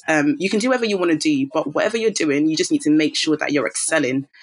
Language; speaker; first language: English; early bilingual, other home language; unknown